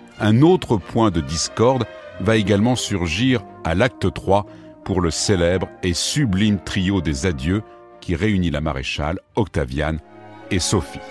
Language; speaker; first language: French; native; French